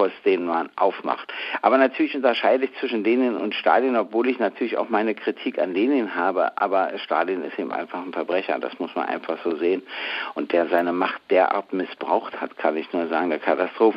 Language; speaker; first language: German; native; German